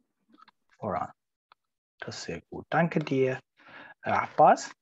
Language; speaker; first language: German; non-native, learner; Arabic